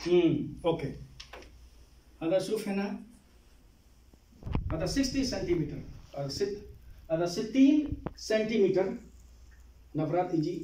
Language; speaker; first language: Arabic; non-native, learner; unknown